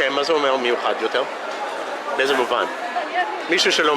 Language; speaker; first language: Hebrew; non-native, fluent; English